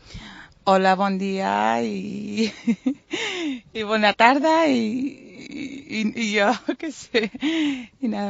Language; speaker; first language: Spanish; non-native, fluent; Arabic